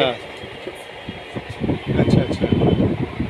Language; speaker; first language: Hindi; non-native, local second language; Bangla